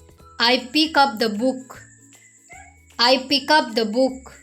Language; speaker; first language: English; non-native, local second language; Hindi